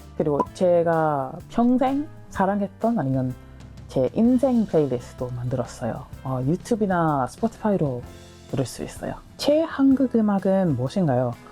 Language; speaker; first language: Korean; non-native, learner; English